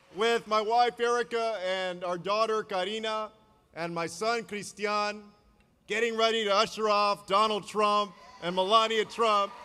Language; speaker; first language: English; native; English